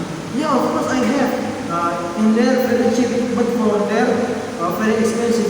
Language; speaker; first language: English; non-native, learner; Indonesian